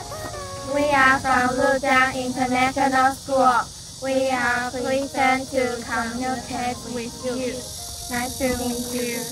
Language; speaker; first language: English; non-native, learner; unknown